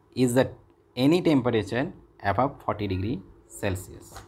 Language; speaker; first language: English; non-native, local second language; Bangla